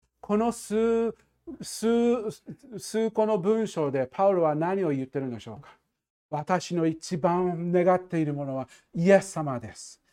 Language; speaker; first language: Japanese; non-native, fluent; English